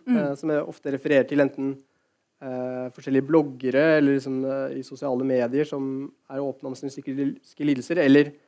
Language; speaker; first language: Norwegian; native; Norwegian